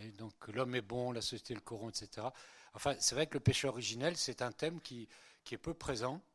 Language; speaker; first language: French; early bilingual, other home language; Spanish